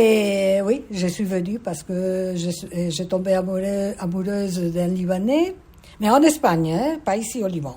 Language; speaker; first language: French; non-native, fluent; Spanish